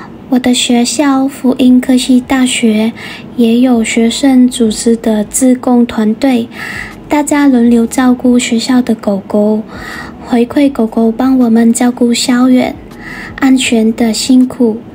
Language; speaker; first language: Chinese; non-native, fluent; Vietnamese